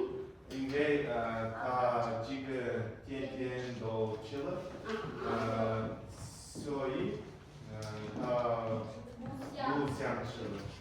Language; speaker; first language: Chinese; non-native, learner; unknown